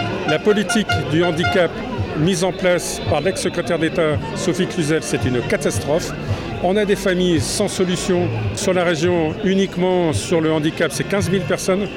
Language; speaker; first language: French; native; French